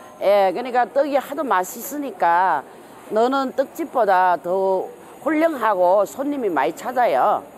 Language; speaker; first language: Korean; native; Korean